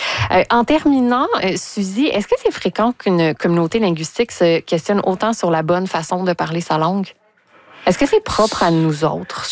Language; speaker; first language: French; native; French